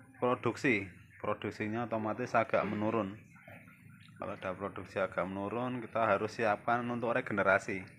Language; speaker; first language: Indonesian; non-native, local second language; Javanese